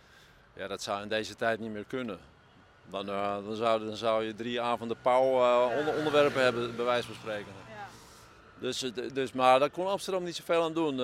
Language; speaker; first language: Dutch; native; Dutch